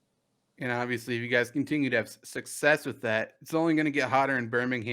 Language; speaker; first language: English; native; English